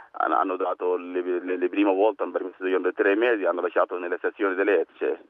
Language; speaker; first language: Italian; non-native, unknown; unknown